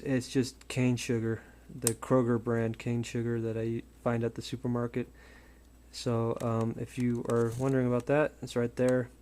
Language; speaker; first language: English; native; English